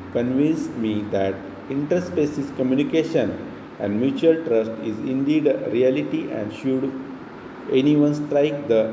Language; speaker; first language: English; non-native, local second language; Marathi